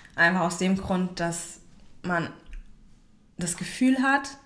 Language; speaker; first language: German; native; German